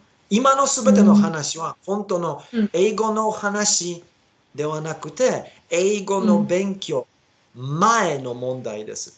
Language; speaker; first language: Japanese; non-native, learner; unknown